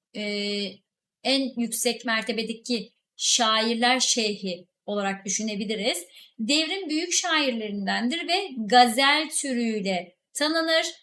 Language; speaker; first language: Turkish; native; Turkish